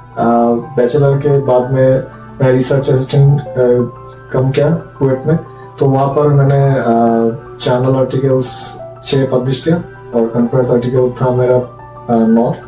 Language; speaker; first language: Hindi; non-native, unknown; Bangla